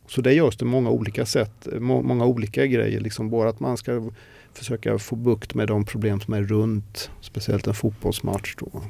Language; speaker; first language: Swedish; native; Swedish